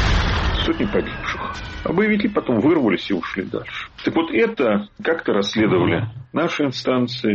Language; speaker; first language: Russian; native; Russian